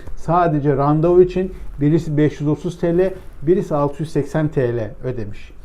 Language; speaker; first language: Turkish; native; Turkish